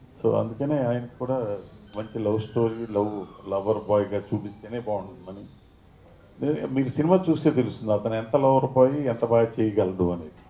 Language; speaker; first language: Telugu; native; Telugu